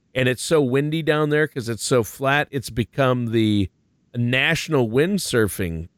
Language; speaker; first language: English; native; English